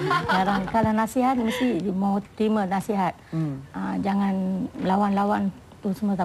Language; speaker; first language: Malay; non-native, local second language; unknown